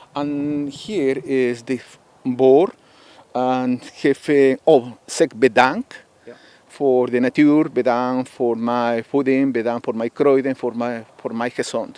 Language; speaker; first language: Dutch; non-native, learner; Spanish